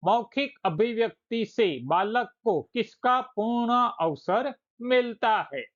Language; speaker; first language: Hindi; non-native, local second language; Gujarati